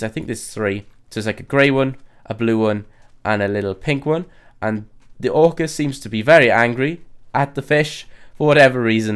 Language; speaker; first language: English; native; English